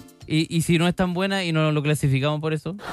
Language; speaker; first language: Spanish; native; Spanish